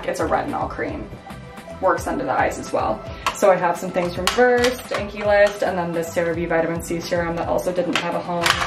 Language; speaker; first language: English; native; English